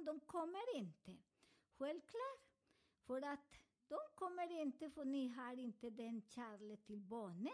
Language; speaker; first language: Swedish; non-native, learner; Spanish